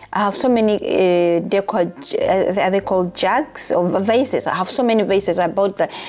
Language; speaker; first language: English; non-native, local second language; Ganda